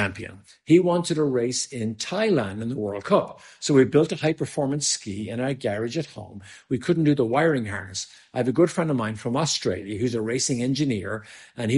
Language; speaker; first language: English; native; English